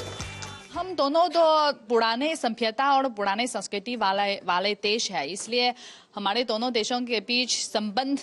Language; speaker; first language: Hindi; non-native, learner; Chinese